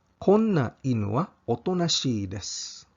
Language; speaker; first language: Japanese; non-native, fluent; Cebuano